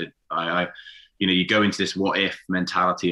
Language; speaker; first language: English; native; English